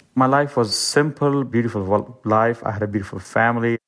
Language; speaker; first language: English; non-native, fluent; Persian